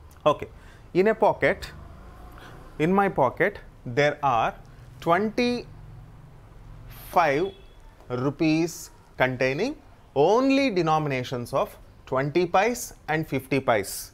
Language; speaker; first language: English; non-native, local second language; Telugu